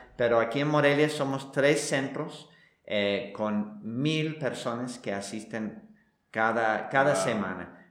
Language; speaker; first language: Spanish; non-native, fluent; English